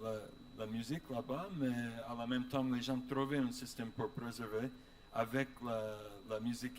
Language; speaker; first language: French; non-native, learner; English